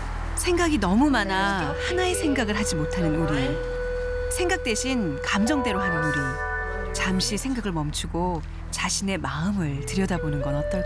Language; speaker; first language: Korean; native; Korean